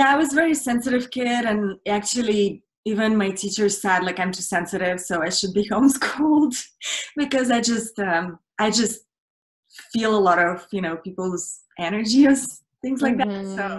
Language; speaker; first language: English; non-native, fluent; Russian